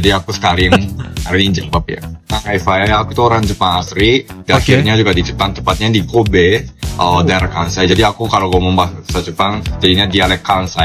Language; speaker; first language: Indonesian; non-native, fluent; Japanese